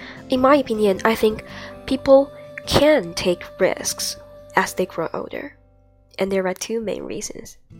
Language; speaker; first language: English; non-native, fluent; Chinese